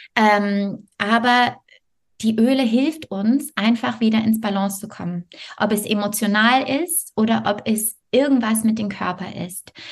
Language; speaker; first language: German; non-native, fluent; French